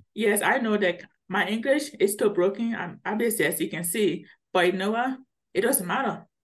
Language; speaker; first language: English; early bilingual, other home language; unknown